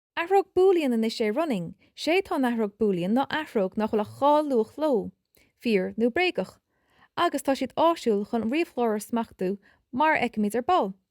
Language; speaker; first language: Irish; native; Irish